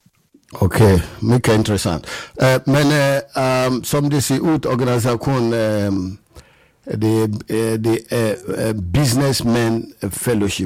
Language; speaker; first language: Swedish; non-native, fluent; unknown